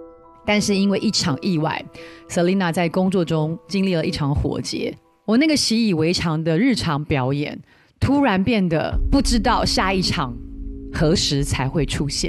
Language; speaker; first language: Chinese; native; Chinese